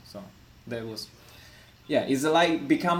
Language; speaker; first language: English; non-native, fluent; Italian